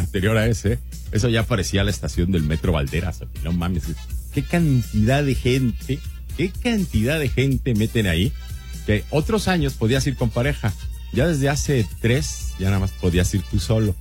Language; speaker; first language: Spanish; native; Spanish